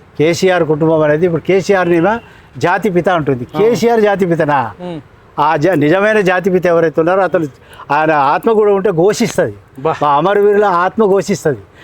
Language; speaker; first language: Telugu; non-native, local second language; Lambadi